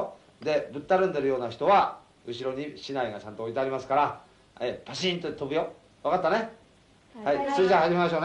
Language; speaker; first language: Japanese; native; Japanese